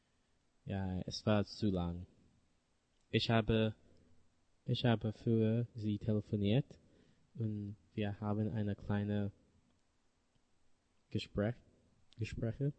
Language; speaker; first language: German; non-native, learner; English